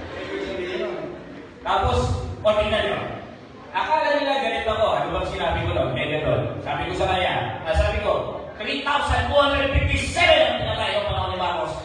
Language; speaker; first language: Filipino; non-native, local second language; Hiligaynon